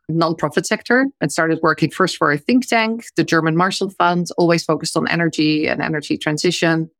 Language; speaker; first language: English; non-native, fluent; Dutch